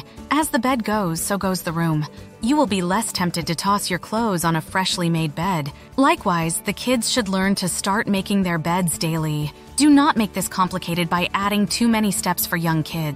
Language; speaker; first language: English; native; English